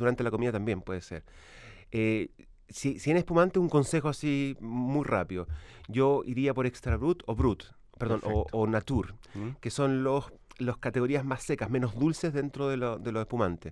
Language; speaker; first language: Spanish; native; Spanish